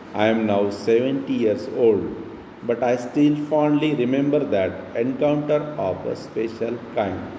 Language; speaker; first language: English; non-native, local second language; Marathi